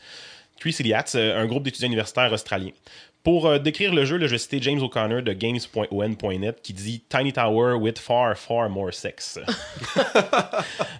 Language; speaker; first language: French; native; French